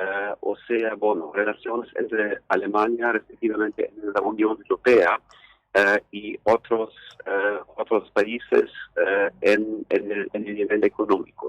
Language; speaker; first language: Spanish; non-native, fluent; German